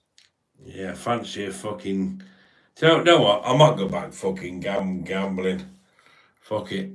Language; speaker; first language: English; native; English